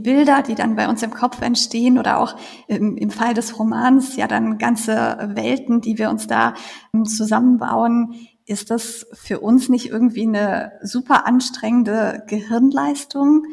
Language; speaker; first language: German; native; German